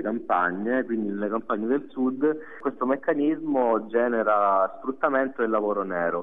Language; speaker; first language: Italian; native; Italian